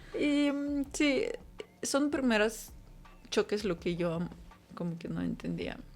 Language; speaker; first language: Spanish; non-native, fluent; Ukrainian